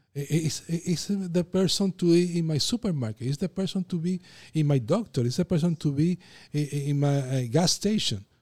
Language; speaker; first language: English; non-native, fluent; Spanish